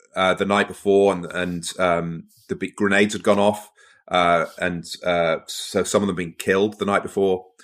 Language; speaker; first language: English; native; English